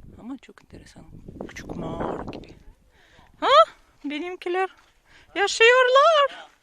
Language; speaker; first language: Turkish; non-native, learner; Russian